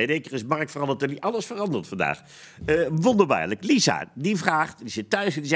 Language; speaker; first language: Dutch; native; Dutch